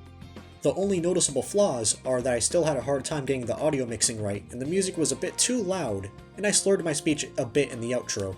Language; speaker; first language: English; native; English